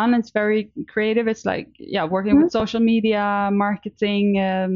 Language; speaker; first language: English; non-native, fluent; Swedish